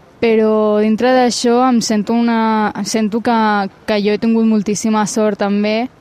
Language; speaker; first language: Catalan; early bilingual, other home language; Punjabi